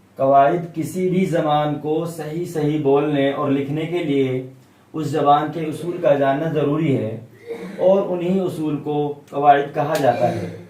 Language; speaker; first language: Urdu; native; Urdu